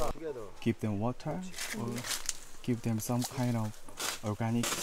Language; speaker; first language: English; non-native, learner; Korean